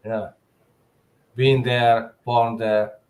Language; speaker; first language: English; non-native, learner; Finnish